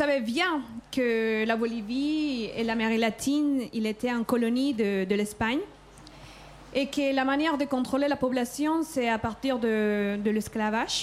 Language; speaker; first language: French; non-native, fluent; Spanish